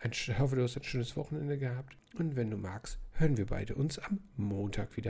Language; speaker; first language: German; native; German